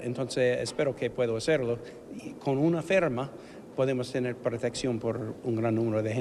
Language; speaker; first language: Spanish; non-native, fluent; English